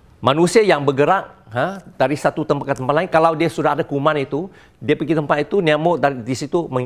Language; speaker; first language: Malay; non-native, local second language; Chinese